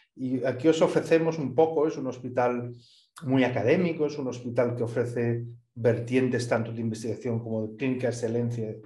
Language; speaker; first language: Spanish; native; Spanish